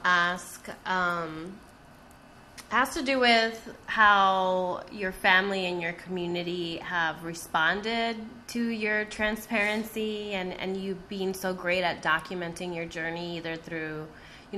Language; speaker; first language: English; native; English